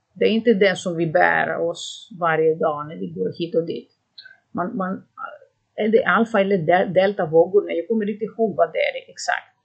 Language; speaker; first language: Swedish; non-native, fluent; Greek